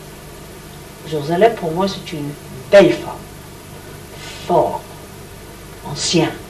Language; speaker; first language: French; non-native, learner; Hebrew